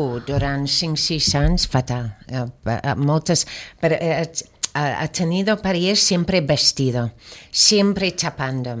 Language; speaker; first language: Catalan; non-native, learner; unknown